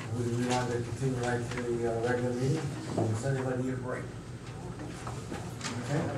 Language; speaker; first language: English; native; English